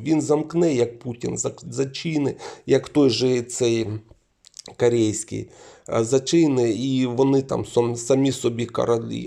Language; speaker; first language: Ukrainian; non-native, local second language; Russian